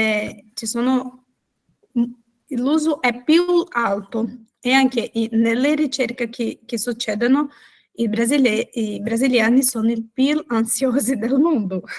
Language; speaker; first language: Italian; non-native, fluent; Portuguese